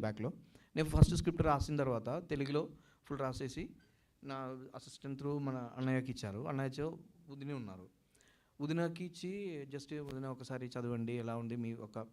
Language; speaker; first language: Telugu; non-native, local second language; Malayalam